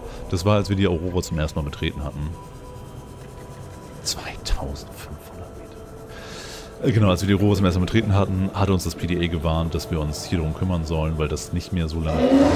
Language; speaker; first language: German; native; German